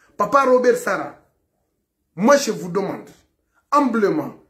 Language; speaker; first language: French; non-native, local second language; Fula